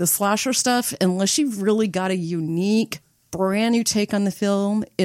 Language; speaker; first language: English; native; English